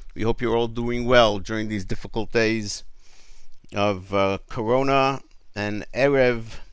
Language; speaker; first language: English; native; English